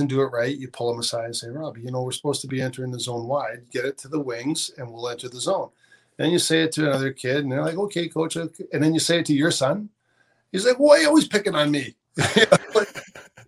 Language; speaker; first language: English; native; English